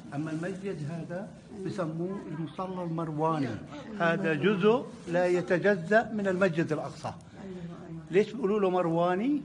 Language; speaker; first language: Arabic; native; Arabic